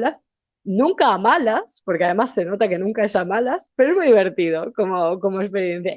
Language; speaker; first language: Spanish; native; Spanish